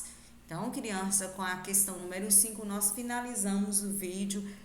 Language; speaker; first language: Portuguese; native; Portuguese